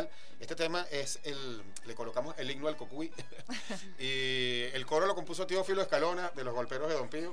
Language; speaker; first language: Spanish; native; Spanish